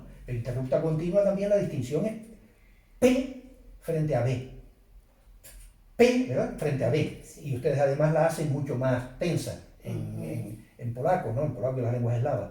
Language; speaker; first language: Spanish; native; Spanish